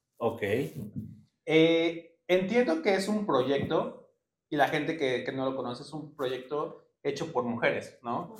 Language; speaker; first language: Spanish; native; Spanish